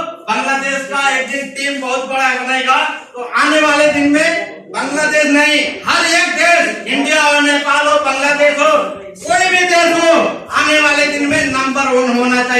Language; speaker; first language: Hindi; non-native, fluent; Bangla